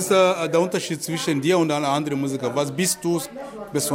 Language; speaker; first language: German; native; German